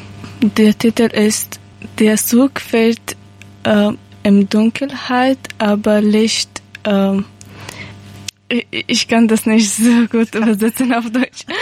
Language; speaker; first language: German; non-native, learner; Persian